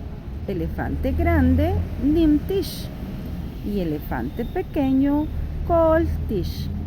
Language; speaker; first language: Spanish; non-native, local second language; Kaqchikel